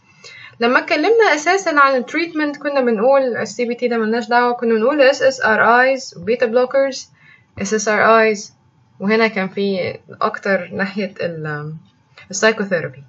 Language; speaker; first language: Arabic; native; Arabic